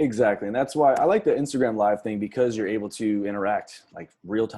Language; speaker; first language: English; native; English